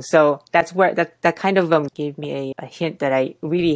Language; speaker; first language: English; non-native, local second language; Cebuano